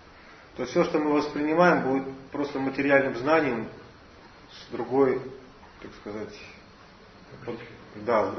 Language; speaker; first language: Russian; native; Russian